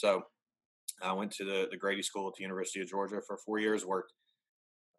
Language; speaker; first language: English; native; English